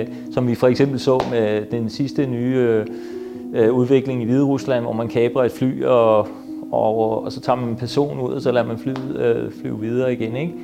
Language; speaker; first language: Danish; native; Danish